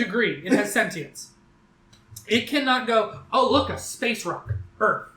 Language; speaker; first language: English; native; English